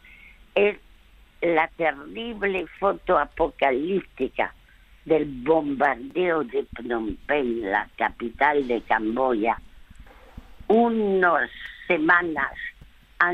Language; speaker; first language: Spanish; early bilingual, other home language; French